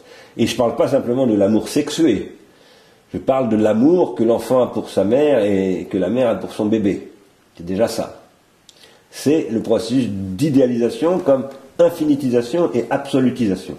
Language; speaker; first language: French; native; French